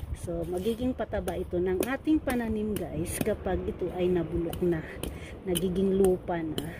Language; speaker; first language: Filipino; non-native, local second language; Cebuano